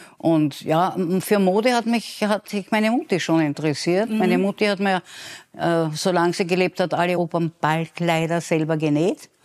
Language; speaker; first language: German; native; German